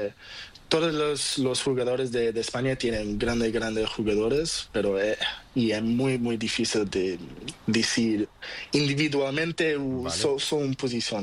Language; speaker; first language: Spanish; non-native, learner; Portuguese